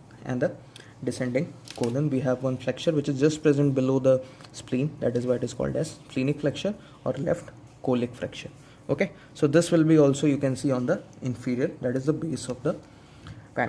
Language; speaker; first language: English; non-native, local second language; Hindi